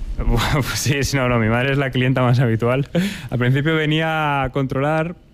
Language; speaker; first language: Spanish; native; Spanish